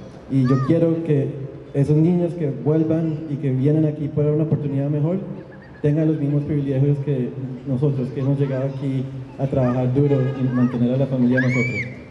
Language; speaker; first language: Spanish; early bilingual, heritage; Spanish